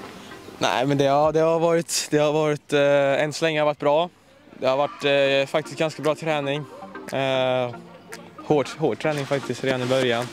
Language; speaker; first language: Swedish; native; Swedish